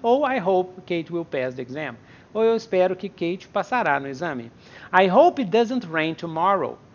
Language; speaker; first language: English; non-native, fluent; Portuguese